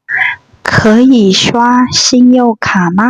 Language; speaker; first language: Chinese; non-native, fluent; Burmese